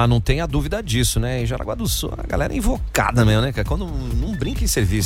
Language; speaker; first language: Portuguese; native; Portuguese